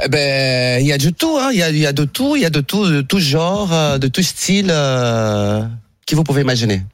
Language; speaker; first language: French; non-native, fluent; Portuguese